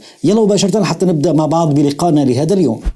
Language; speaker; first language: Arabic; native; Arabic